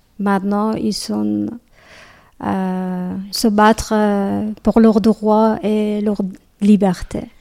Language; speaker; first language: French; non-native, learner; Persian